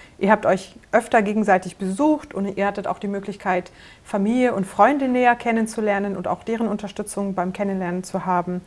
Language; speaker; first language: German; native; German